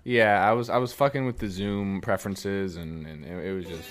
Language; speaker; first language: English; native; English